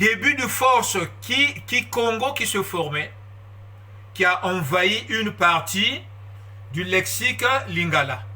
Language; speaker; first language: French; non-native, local second language; Kongo